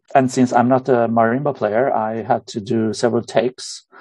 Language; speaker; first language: English; non-native, fluent; Romanian